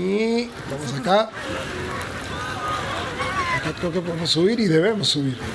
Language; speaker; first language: Spanish; native; Spanish